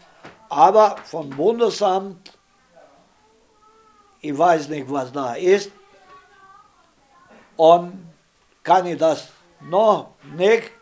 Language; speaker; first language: German; non-native, learner; Romany